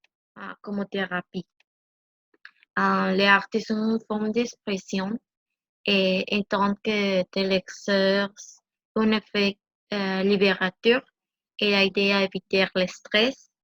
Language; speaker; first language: French; non-native, learner; Spanish